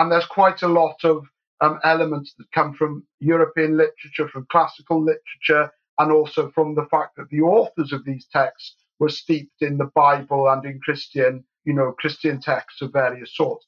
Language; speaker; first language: English; native; English